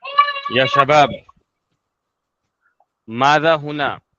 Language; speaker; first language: Arabic; non-native, fluent; Urdu